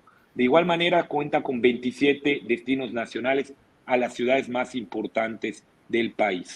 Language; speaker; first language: Spanish; native; Spanish